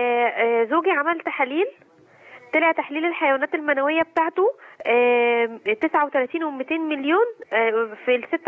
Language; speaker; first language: Arabic; native; Arabic